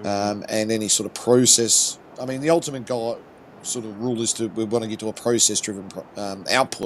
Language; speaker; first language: English; native; English